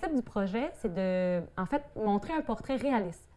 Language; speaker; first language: French; native; French